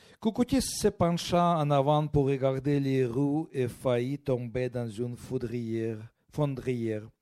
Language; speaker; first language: French; non-native, fluent; Russian